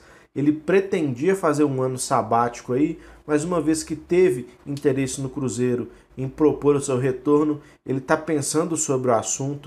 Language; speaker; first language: Portuguese; native; Portuguese